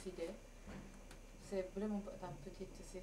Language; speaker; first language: French; non-native, learner; Japanese